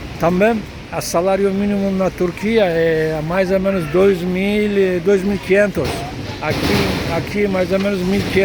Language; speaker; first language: Portuguese; non-native, learner; Turkish